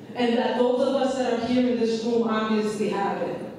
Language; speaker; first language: English; native; English